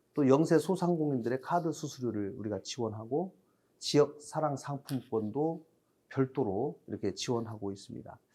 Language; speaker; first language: Korean; native; Korean